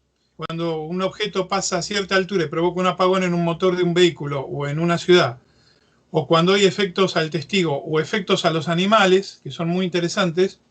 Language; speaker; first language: Spanish; native; Spanish